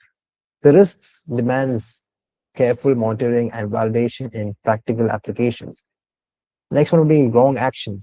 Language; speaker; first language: English; non-native, local second language; Malayalam